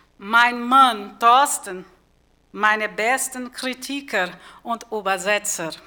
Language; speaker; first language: German; non-native, fluent; Portuguese